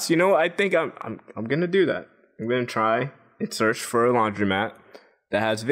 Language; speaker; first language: English; native; English